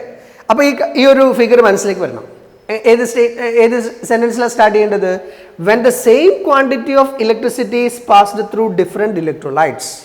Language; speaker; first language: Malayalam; native; Malayalam